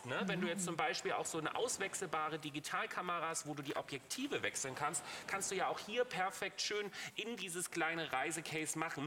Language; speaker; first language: German; native; German